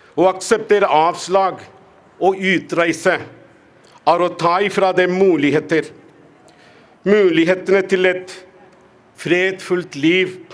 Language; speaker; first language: Norwegian; non-native, fluent; Tamil